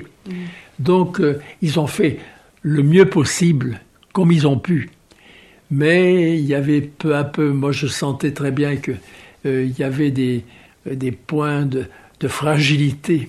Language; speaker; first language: French; native; French